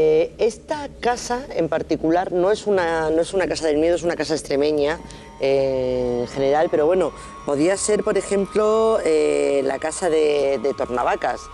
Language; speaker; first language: Spanish; native; Spanish